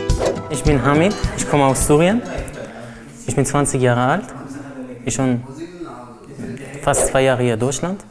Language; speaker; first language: German; non-native, learner; Arabic